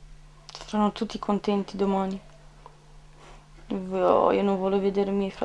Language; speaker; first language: Italian; non-native, fluent; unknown